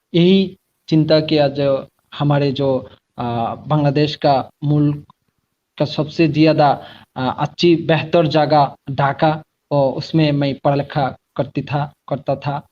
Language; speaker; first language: Hindi; non-native, learner; Bangla